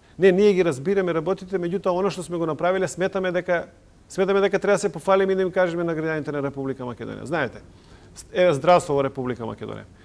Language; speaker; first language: Macedonian; non-native, local second language; Serbian